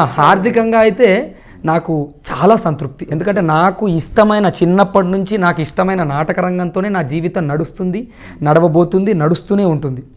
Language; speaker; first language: Telugu; native; Telugu